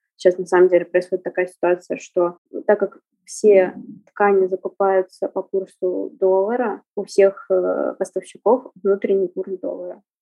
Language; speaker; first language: Russian; native; Russian